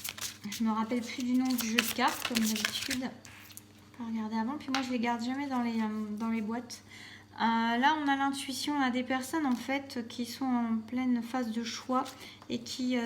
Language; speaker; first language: French; native; French